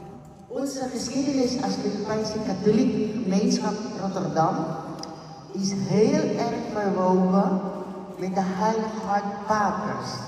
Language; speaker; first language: Dutch; non-native, fluent; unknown